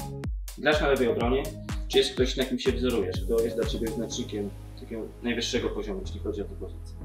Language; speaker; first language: Polish; native; Polish